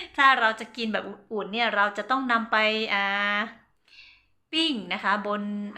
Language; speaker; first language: Thai; non-native, local second language; Hmong